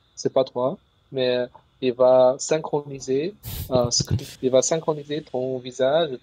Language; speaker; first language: French; non-native, learner; Chinese